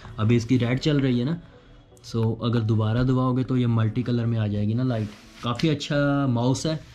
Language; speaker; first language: Hindi; native; Hindi